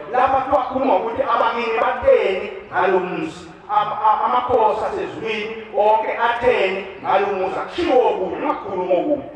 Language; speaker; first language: Zulu; native; Zulu